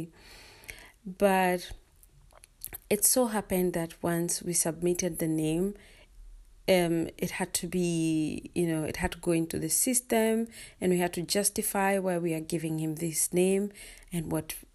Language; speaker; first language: English; non-native, local second language; Kikuyu